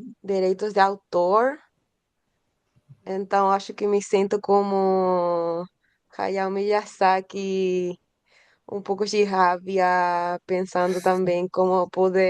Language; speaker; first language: Portuguese; non-native, learner; Spanish